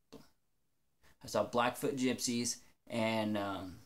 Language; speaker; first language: English; native; English